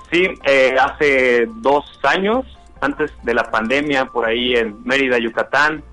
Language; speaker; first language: Spanish; native; Spanish